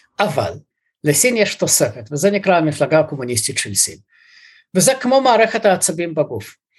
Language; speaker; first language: Hebrew; early bilingual, other home language; Russian